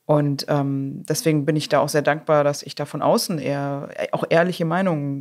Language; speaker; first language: German; native; German